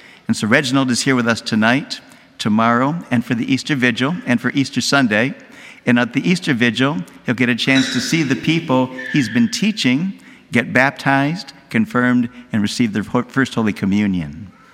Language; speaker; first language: English; native; English